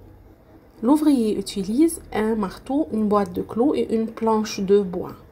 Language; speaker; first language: French; non-native, fluent; Arabic